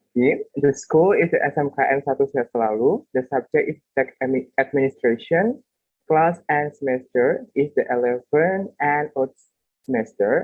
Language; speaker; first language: English; non-native, learner; Indonesian